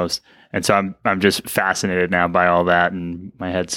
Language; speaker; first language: English; native; English